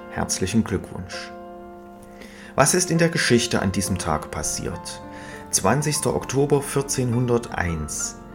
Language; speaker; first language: German; native; German